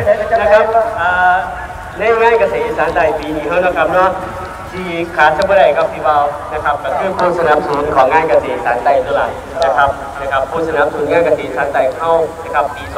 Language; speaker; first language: Thai; non-native, local second language; Northeastern Thai